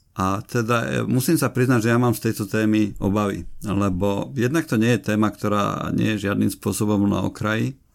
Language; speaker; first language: Slovak; native; Slovak